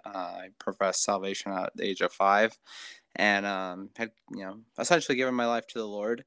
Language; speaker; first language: English; native; English